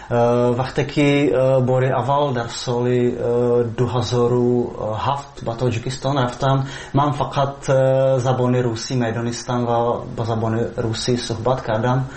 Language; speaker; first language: Persian; non-native, fluent; Czech